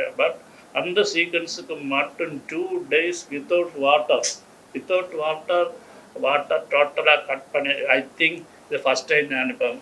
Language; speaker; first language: Tamil; non-native, learner; Malayalam